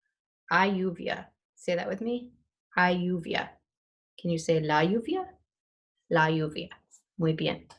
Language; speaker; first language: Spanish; non-native, fluent; English